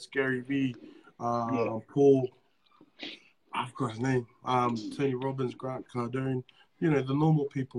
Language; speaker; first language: English; native; English